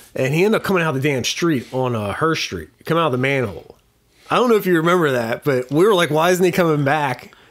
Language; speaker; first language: English; native; English